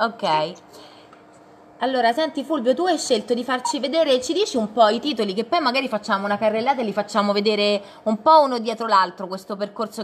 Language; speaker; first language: Italian; native; Italian